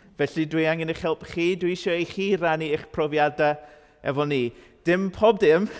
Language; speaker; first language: Welsh; non-native, fluent; English